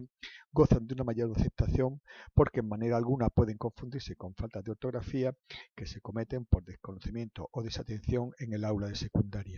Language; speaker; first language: Spanish; native; Spanish